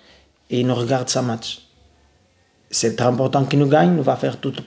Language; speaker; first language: French; non-native, learner; Portuguese